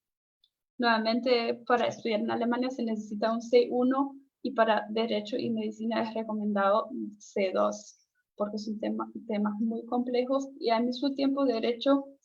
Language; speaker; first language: Spanish; non-native, fluent; German